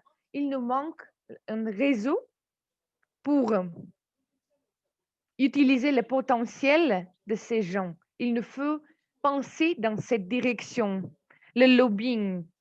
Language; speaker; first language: French; non-native, fluent; Armenian